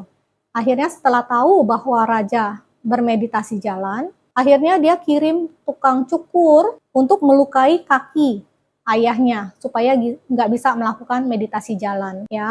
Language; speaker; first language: Indonesian; native; Indonesian